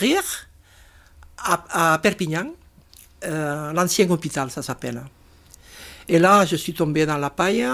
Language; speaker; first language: French; non-native, fluent; Catalan